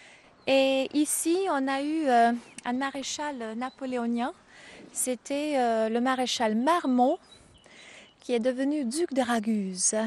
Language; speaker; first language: French; non-native, fluent; Croatian